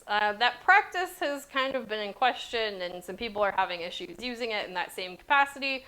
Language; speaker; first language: English; native; English